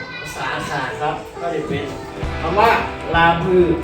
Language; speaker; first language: Thai; non-native, local second language; Akha